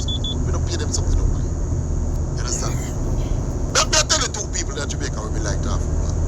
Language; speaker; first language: English; non-native, local second language; Jamaican Creole English